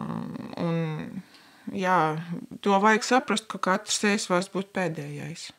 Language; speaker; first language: Latvian; non-native, local second language; Russian